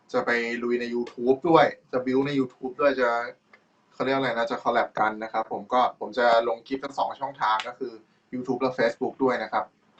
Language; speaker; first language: Thai; native; Thai